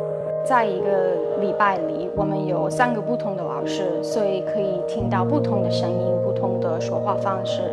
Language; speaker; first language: Chinese; non-native, fluent; English